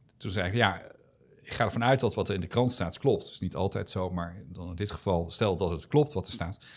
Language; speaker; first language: Dutch; native; Dutch